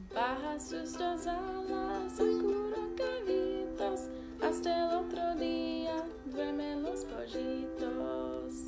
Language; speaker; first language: Spanish; non-native, fluent; English